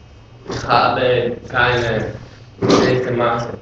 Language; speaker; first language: German; non-native, learner; Greek